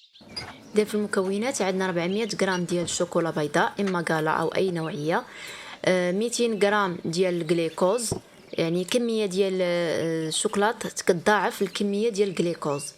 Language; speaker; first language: Arabic; native; Arabic